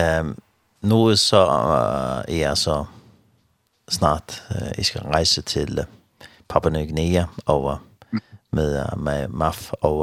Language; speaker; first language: Danish; non-native, learner; Faroese